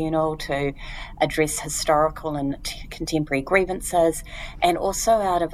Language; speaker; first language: English; native; English